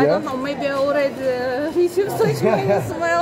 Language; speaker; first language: English; non-native, learner; Russian